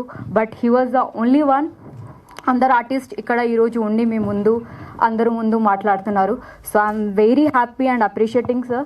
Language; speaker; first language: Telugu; non-native, learner; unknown